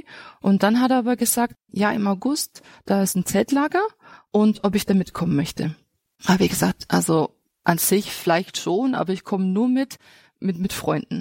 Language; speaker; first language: German; native; German